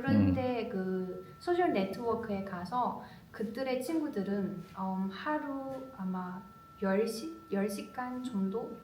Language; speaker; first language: Korean; non-native, learner; Chinese